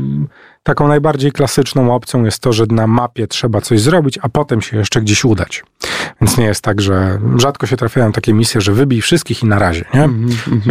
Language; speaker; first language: Polish; native; Polish